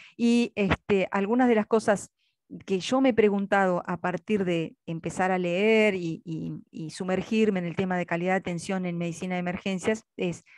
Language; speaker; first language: Spanish; native; Spanish